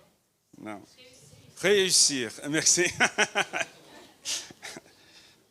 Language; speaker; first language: French; non-native, learner; English